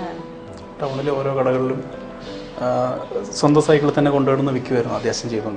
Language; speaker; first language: Malayalam; native; Malayalam